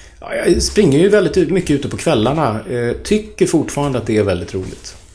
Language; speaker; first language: Swedish; native; Swedish